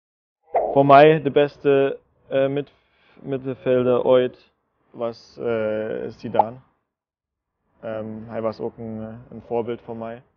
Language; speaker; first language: Dutch; non-native, fluent; German